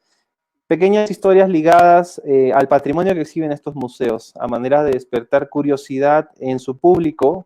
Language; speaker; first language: Spanish; native; Spanish